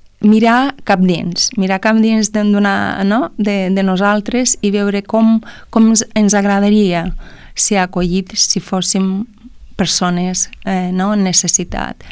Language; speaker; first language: Catalan; non-native, fluent; Romanian